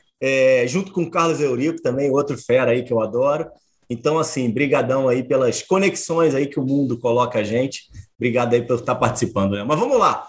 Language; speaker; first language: Portuguese; native; Portuguese